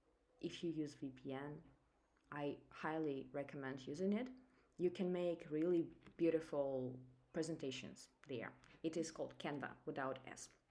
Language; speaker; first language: English; non-native, fluent; Russian